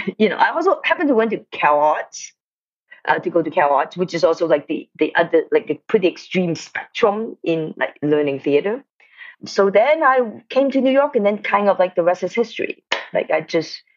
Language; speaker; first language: English; non-native, local second language; Cantonese